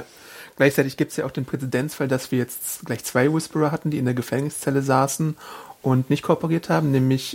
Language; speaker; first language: German; native; German